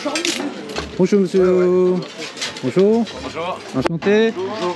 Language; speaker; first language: French; non-native, learner; Korean